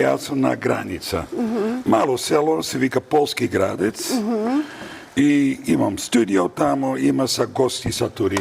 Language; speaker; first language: Macedonian; non-native, fluent; Dutch